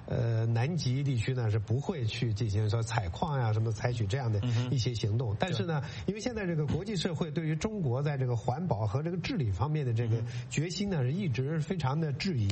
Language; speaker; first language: Chinese; native; Chinese